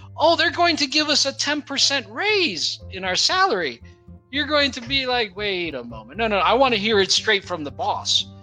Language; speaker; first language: English; non-native, fluent; Portuguese